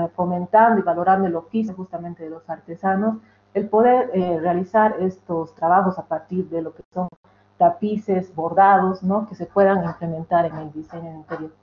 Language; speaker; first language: Spanish; native; Spanish